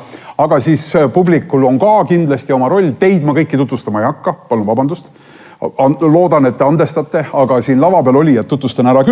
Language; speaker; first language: Estonian; native; Estonian